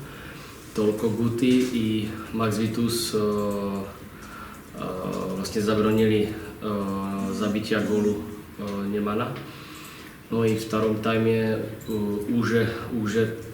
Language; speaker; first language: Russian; non-native, learner; Czech